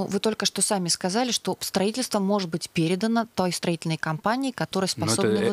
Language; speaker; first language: Russian; native; Russian